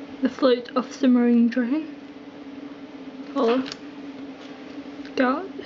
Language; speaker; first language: English; native; English